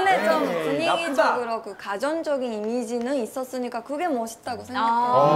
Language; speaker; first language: Korean; non-native, fluent; Japanese